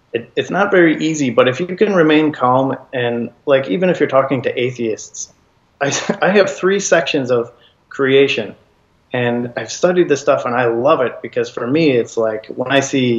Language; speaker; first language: English; native; English